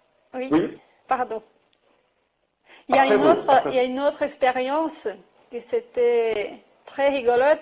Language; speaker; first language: French; non-native, fluent; Portuguese